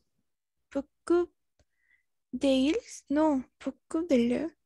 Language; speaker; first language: French; non-native, learner; Spanish